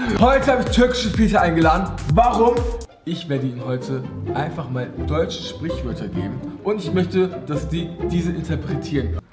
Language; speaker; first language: German; early bilingual, other home language; Turkish